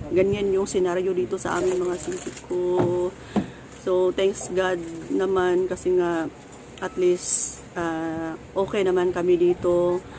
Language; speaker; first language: Filipino; non-native, local second language; Cebuano